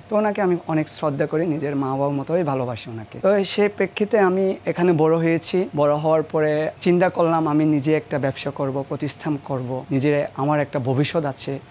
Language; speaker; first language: Bangla; non-native, local second language; Marma